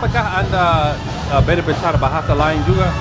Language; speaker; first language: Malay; non-native, learner; English